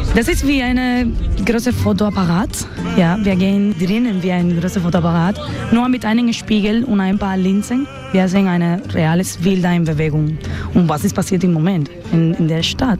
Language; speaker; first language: German; non-native, learner; Spanish